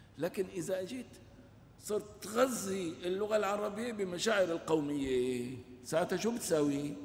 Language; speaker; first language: Arabic; non-native, local second language; Kurdish